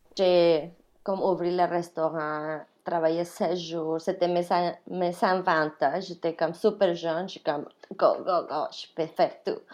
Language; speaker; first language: French; non-native, fluent; Spanish